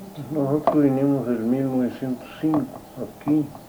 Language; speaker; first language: Spanish; native; Spanish